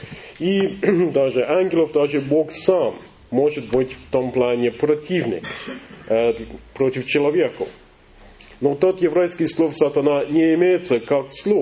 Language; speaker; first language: Russian; non-native, learner; English